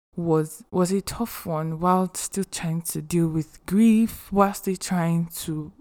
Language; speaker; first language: English; non-native, local second language; Yoruba